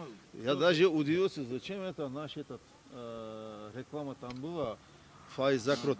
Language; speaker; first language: Russian; non-native, learner; Turkish